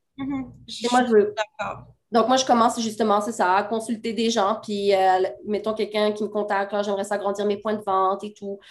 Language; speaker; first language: French; native; French